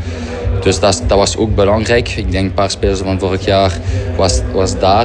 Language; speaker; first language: Dutch; non-native, fluent; French